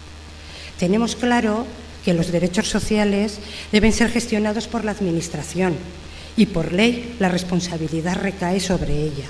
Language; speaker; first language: Spanish; native; Spanish